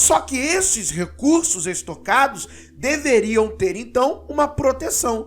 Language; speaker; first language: Portuguese; native; Portuguese